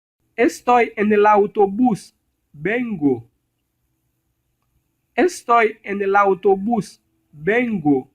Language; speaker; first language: Spanish; non-native, learner; Haitian Creole